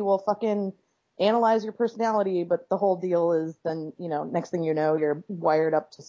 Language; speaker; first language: English; native; English